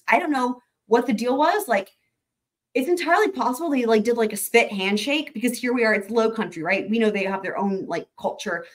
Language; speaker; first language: English; native; English